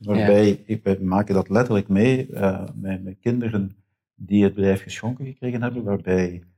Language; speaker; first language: Dutch; native; Dutch